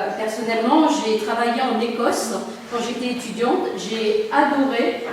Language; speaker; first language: French; native; French